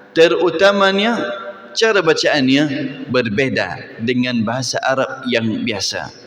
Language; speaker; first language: Malay; non-native, fluent; Arabic